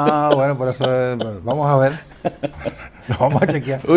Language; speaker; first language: Spanish; native; Spanish